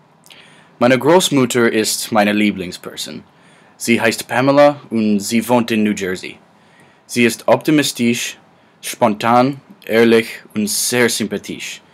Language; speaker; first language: German; non-native, learner; English